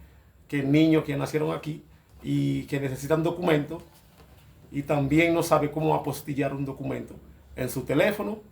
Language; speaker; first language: Spanish; non-native, fluent; Haitian Creole